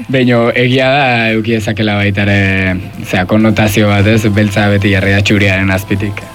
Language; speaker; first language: Basque; native; Basque